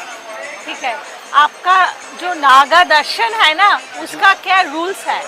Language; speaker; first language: Hindi; non-native, local second language; Bangla